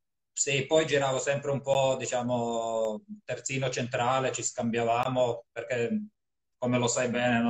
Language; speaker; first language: Italian; non-native, fluent; Croatian